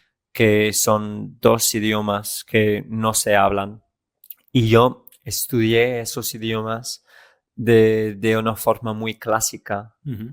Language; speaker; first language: Spanish; non-native, fluent; English